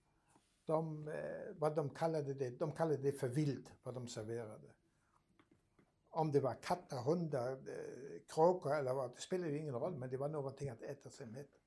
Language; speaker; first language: Swedish; non-native, fluent; German